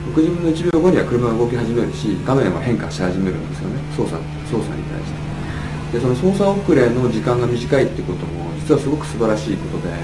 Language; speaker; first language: Japanese; native; Japanese